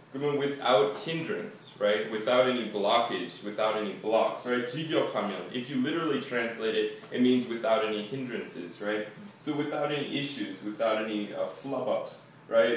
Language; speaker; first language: English; native; English